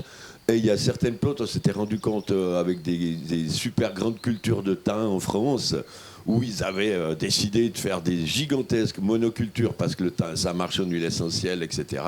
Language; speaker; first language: French; native; French